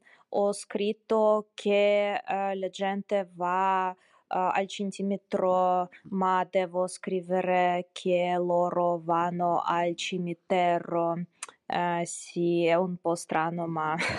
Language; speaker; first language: Italian; non-native, learner; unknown